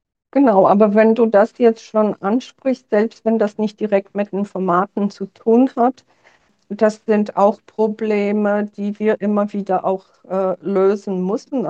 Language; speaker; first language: German; non-native, fluent; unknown